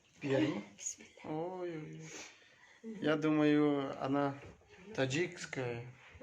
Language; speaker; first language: Russian; non-native, learner; Manipuri